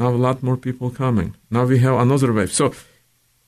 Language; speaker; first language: English; non-native, fluent; Ukrainian